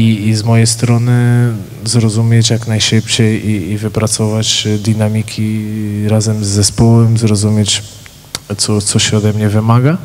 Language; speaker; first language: Polish; non-native, fluent; Portuguese